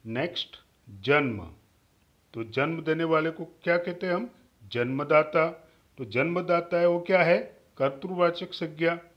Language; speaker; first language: Hindi; non-native, local second language; Gujarati